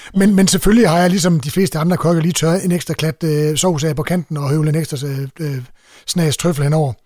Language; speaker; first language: Danish; native; Danish